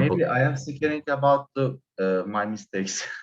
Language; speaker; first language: English; non-native, learner; Turkish